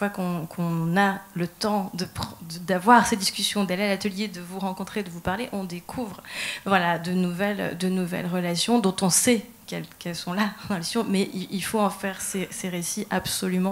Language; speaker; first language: French; native; French